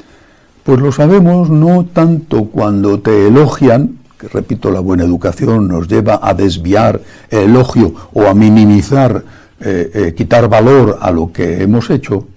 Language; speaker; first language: Spanish; native; Spanish